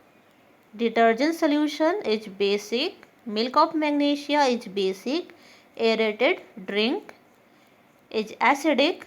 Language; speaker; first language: English; non-native, local second language; Hindi